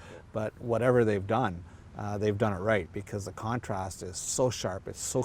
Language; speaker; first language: English; native; English